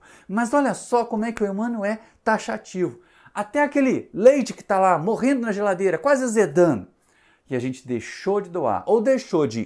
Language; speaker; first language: Portuguese; native; Portuguese